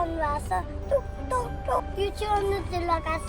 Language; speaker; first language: Korean; early bilingual, heritage; Korean